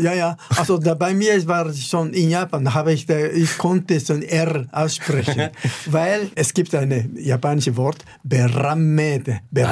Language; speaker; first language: German; non-native, fluent; Japanese